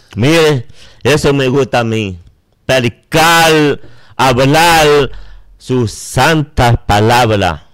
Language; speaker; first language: Spanish; native; Spanish